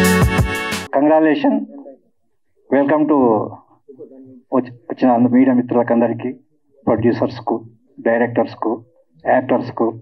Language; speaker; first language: Telugu; native; Telugu